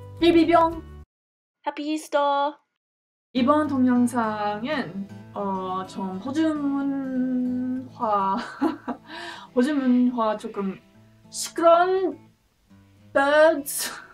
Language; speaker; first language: Korean; non-native, learner; English